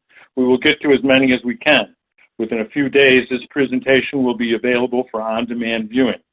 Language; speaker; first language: English; native; English